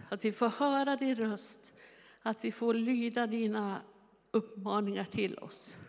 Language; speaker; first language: Swedish; native; Swedish